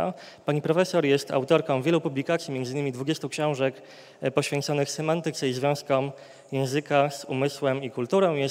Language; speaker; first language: Polish; native; Polish